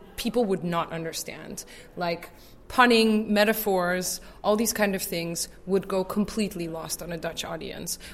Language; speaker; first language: English; native; English